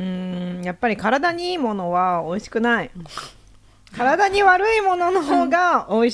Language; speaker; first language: Japanese; native; Japanese